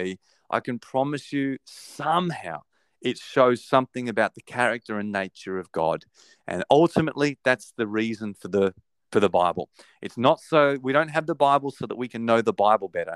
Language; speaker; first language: English; native; English